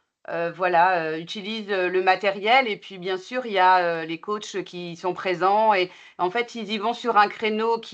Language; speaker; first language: French; native; French